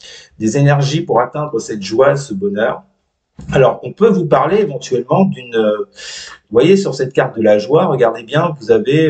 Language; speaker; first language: French; native; French